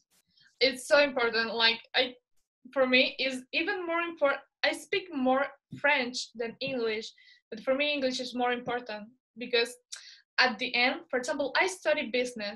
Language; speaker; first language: English; non-native, fluent; Spanish